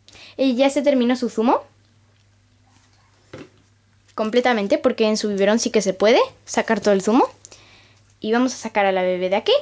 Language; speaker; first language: Spanish; native; Spanish